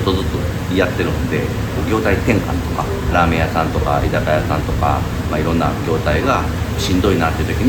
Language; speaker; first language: Japanese; native; Japanese